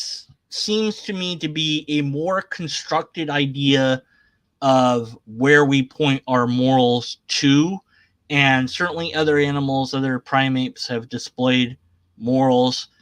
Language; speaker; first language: English; native; English